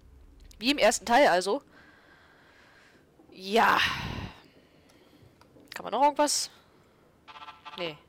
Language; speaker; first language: German; native; German